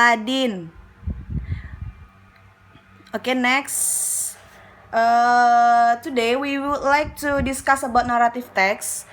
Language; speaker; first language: English; non-native, learner; Indonesian